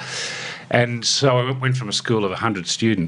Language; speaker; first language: English; native; English